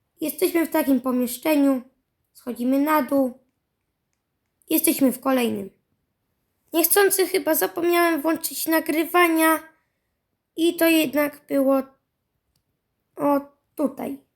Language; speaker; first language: Polish; native; Polish